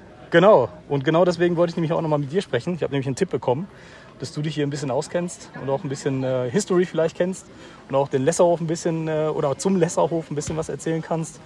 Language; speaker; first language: German; native; German